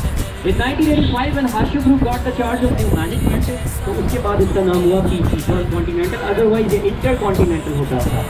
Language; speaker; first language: Hindi; native; Hindi